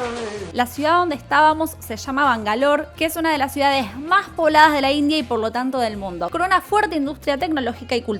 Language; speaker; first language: Spanish; native; Spanish